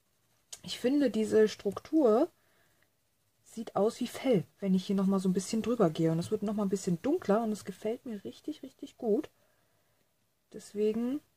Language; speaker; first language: German; native; German